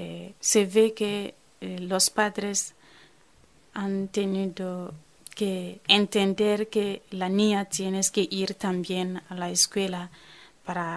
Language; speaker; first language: Spanish; non-native, fluent; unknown